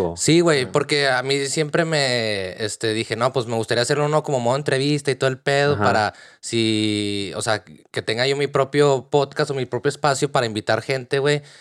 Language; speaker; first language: Spanish; native; Spanish